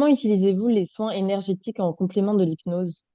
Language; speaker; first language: French; native; French